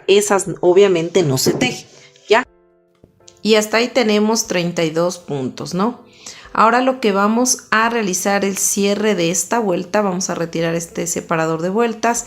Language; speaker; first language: Spanish; native; Spanish